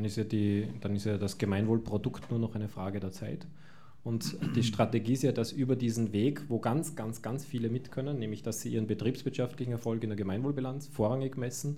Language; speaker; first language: German; native; German